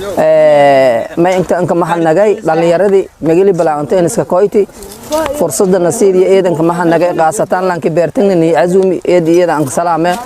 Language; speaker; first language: Somali; non-native, local second language; Maay